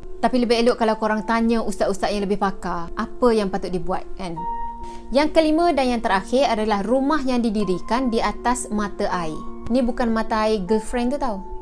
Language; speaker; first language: Malay; native; Malay